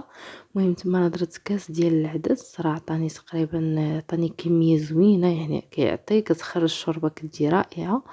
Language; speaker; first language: Arabic; native; Arabic